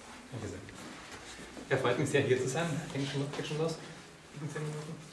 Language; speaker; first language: German; native; German